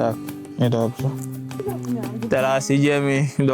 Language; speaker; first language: Polish; non-native, learner; English